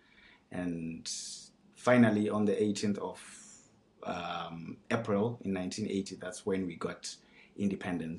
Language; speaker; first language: English; non-native, local second language; Shona